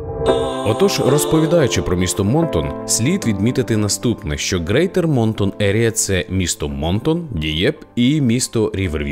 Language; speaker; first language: Ukrainian; native; Ukrainian